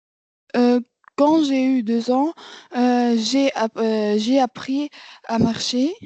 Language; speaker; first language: French; non-native, learner; Arabic